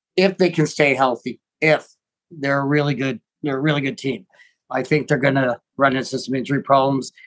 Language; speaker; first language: English; native; English